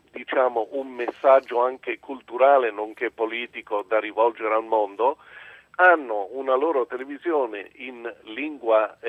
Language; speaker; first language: Italian; early bilingual, other home language; English